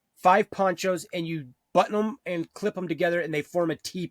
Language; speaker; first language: English; native; English